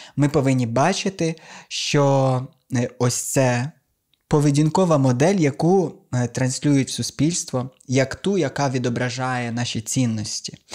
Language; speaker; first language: Ukrainian; native; Ukrainian